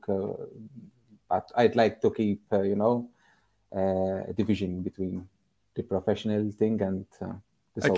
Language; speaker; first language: English; non-native, fluent; Maltese